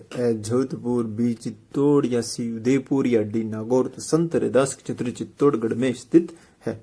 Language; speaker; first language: Hindi; native; Hindi